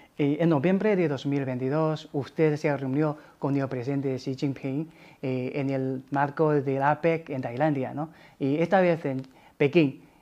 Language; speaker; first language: Spanish; non-native, fluent; Chinese